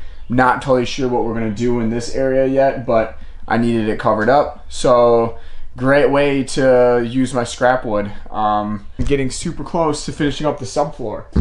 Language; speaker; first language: English; native; English